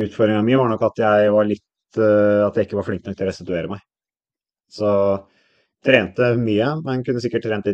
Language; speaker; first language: Norwegian; native; Norwegian